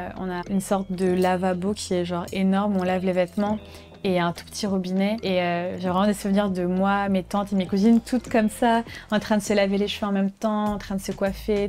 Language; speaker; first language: French; early bilingual, other home language; Spanish